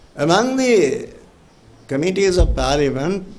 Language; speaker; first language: English; non-native, local second language; Sinhala